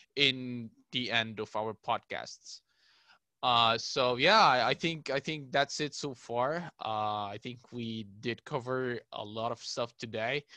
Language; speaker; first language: English; non-native, fluent; Arabic